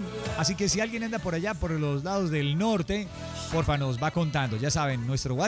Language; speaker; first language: Spanish; native; Spanish